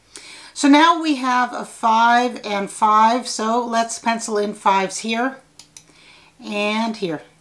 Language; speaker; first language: English; native; English